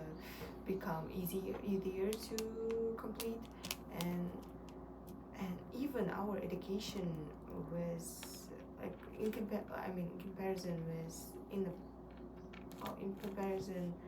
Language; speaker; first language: English; non-native, learner; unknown